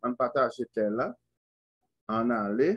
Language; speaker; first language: French; non-native, local second language; Haitian Creole